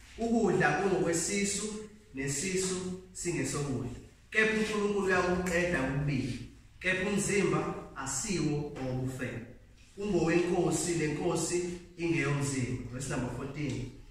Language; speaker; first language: Zulu; non-native, local second language; Xhosa